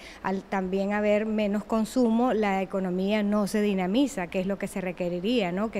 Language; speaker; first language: Spanish; native; Spanish